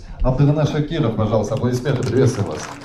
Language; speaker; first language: Russian; native; Russian